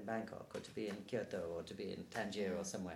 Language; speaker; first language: English; native; English